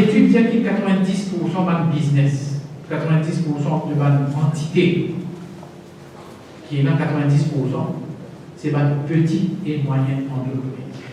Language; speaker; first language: French; non-native, local second language; Morisyen